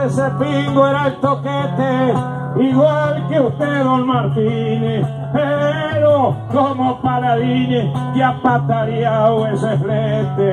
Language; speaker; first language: Spanish; native; Spanish